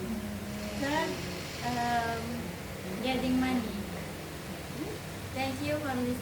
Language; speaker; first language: English; non-native, learner; Indonesian